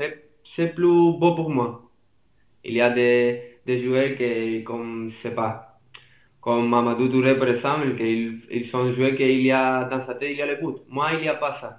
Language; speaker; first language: French; non-native, fluent; Spanish